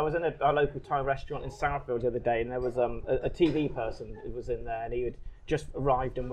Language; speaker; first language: English; native; English